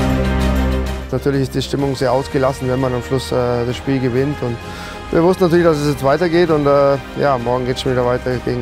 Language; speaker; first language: German; native; German